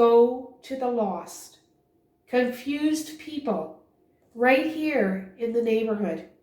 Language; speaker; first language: English; native; English